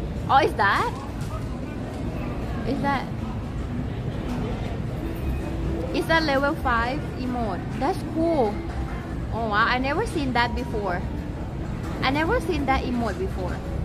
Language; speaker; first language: English; non-native, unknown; Thai